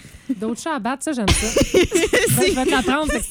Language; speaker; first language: French; native; French